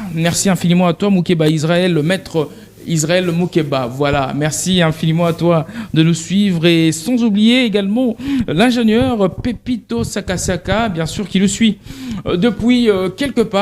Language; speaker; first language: French; non-native, local second language; Lingala